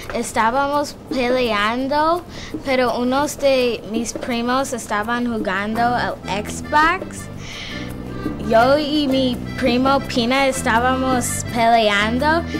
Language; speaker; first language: Spanish; non-native, local second language; English